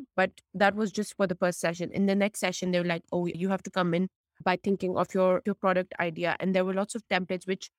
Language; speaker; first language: English; non-native, local second language; Urdu